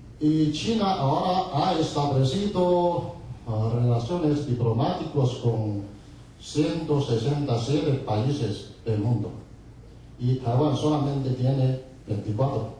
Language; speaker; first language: Spanish; non-native, fluent; Chinese